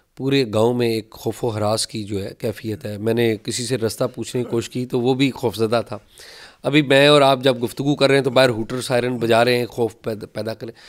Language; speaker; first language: Urdu; native; Urdu